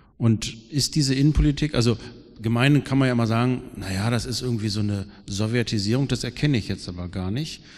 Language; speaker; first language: German; native; German